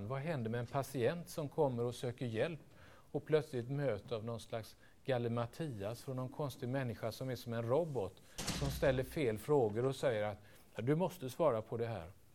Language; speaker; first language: Swedish; native; Swedish